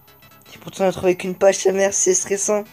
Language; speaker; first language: French; native; French